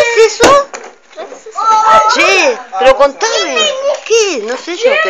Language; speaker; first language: Spanish; native; Spanish